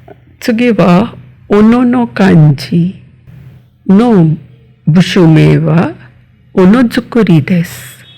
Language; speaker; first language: Japanese; non-native, fluent; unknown